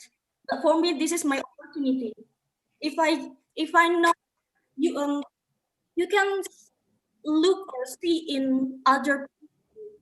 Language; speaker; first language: English; non-native, learner; Indonesian